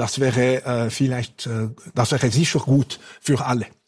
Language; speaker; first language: German; non-native, local second language; French